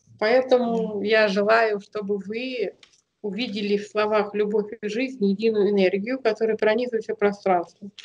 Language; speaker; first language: Russian; native; Russian